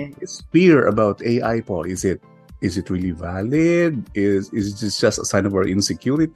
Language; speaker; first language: English; non-native, local second language; Filipino